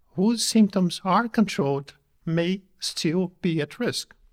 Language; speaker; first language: English; non-native, fluent; Portuguese